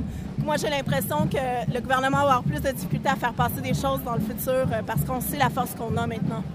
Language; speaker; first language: French; native; French